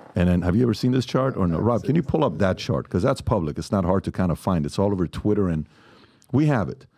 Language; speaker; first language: English; non-native, fluent; Persian